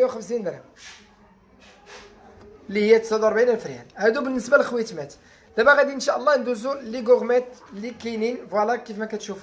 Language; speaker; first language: Arabic; native; Arabic